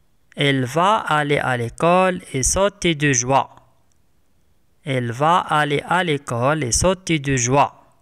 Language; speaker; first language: French; non-native, local second language; Arabic